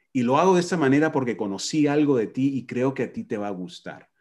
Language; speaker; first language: Spanish; native; Spanish